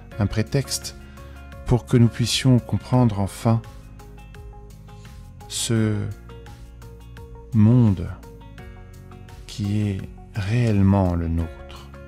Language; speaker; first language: French; native; French